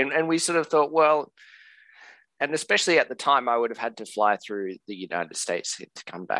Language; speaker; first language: English; native; English